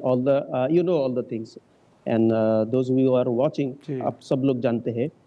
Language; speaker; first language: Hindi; non-native, learner; Bangla